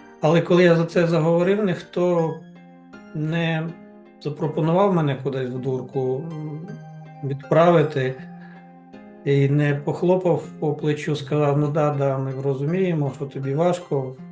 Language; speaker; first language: Ukrainian; native; Ukrainian